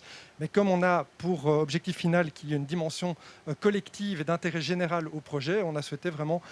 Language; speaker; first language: French; native; French